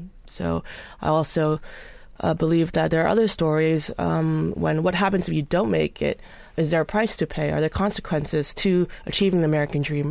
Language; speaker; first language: English; native; English